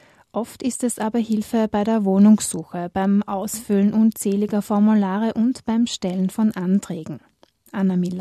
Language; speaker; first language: German; native; German